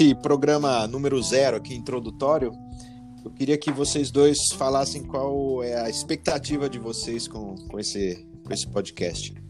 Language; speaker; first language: Portuguese; native; Portuguese